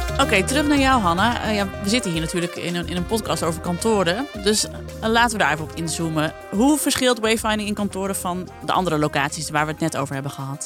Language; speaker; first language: Dutch; native; Dutch